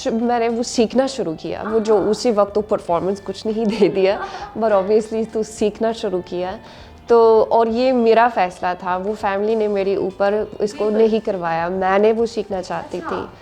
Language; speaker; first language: Hindi; non-native, learner; English